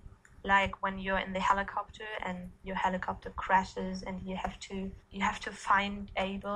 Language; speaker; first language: English; non-native, fluent; German